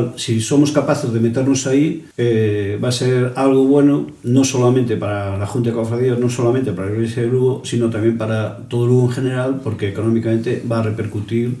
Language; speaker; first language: Spanish; native; Spanish